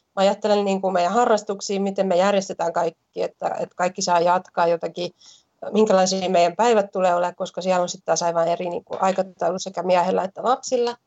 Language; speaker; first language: Finnish; native; Finnish